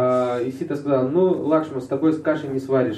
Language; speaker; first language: Russian; native; Russian